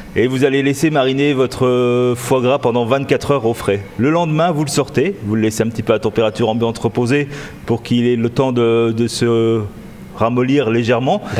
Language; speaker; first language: French; native; French